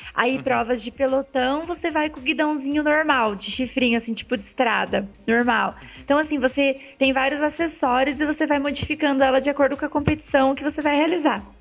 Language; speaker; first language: Portuguese; native; Portuguese